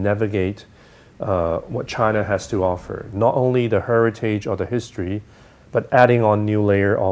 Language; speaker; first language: English; non-native, local second language; Cantonese